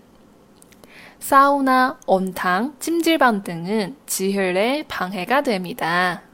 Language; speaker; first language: Korean; non-native, fluent; Chinese